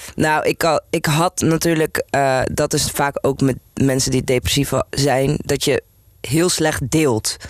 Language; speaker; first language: Dutch; native; Dutch